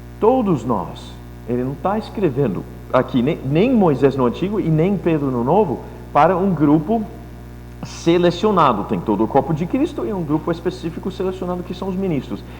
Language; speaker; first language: Portuguese; non-native, fluent; English